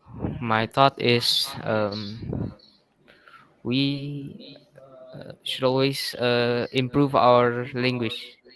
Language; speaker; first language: English; non-native, learner; Indonesian